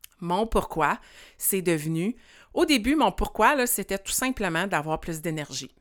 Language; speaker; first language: French; native; French